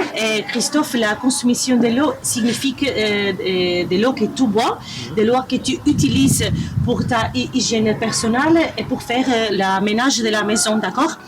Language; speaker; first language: French; non-native, learner; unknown